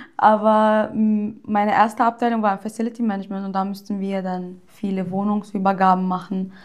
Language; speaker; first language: German; early bilingual, other home language; Arabic